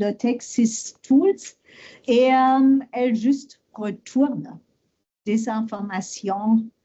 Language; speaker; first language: French; non-native, learner; German